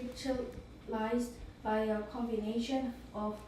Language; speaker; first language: English; non-native, learner; Korean